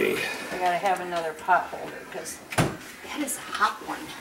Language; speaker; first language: English; native; English